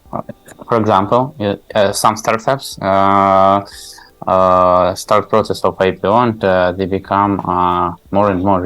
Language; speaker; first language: English; non-native, learner; Tajik